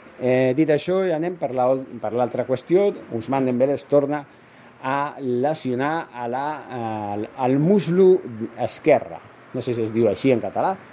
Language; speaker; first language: Catalan; non-native, local second language; Spanish